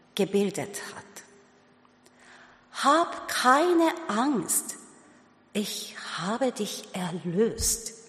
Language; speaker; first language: German; non-native, learner; Japanese